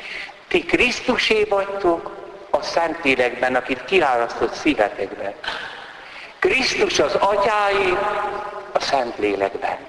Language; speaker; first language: Hungarian; native; Hungarian